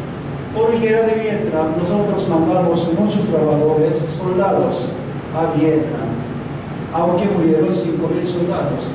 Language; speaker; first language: Spanish; non-native, learner; Korean